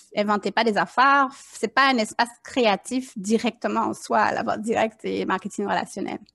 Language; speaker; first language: French; native; French